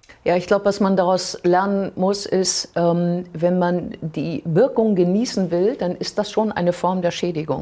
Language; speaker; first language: German; native; German